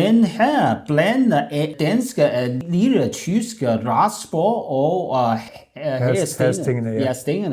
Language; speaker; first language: Danish; non-native, learner; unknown